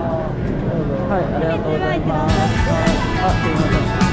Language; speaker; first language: Japanese; non-native, learner; Indonesian